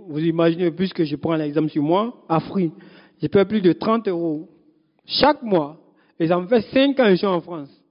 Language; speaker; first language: French; non-native, fluent; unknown